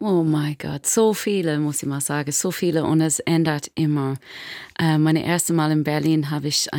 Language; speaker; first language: German; non-native, learner; English